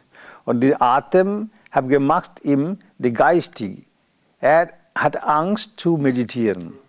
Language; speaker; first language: German; non-native, learner; Bangla